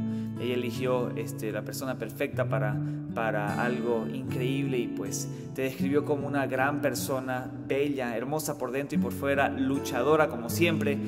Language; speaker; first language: Spanish; native; Spanish